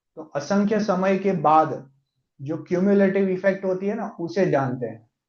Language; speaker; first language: Hindi; non-native, local second language; Gujarati